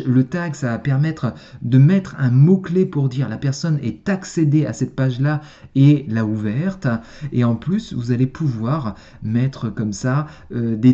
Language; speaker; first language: French; native; French